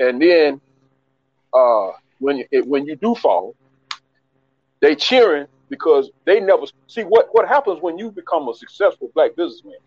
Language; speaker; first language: English; native; English